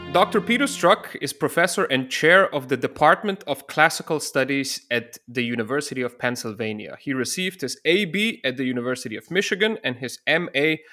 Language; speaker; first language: English; non-native, fluent; Slovenian